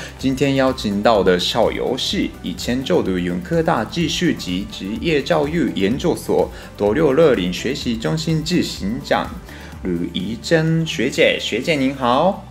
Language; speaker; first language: Chinese; non-native, fluent; Japanese